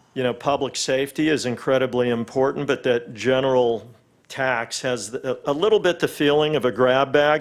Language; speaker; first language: English; native; English